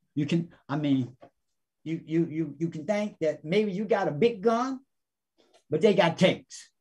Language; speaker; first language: English; native; English